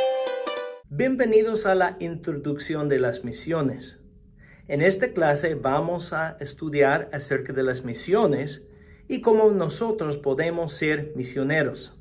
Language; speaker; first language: Spanish; non-native, fluent; English